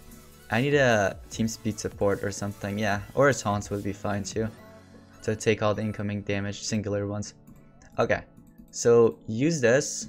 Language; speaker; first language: English; native; English